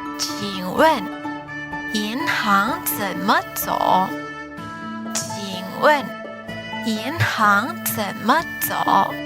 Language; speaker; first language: Chinese; non-native, fluent; Indonesian